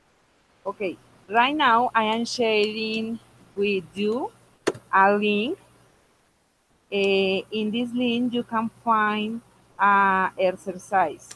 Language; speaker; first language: English; non-native, local second language; Spanish